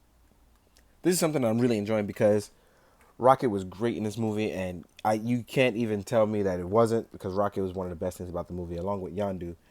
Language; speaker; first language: English; native; English